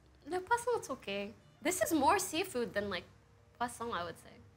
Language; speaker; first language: English; early bilingual, other home language; French